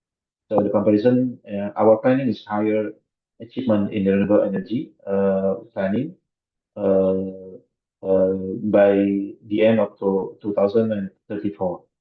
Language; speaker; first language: English; non-native, fluent; Indonesian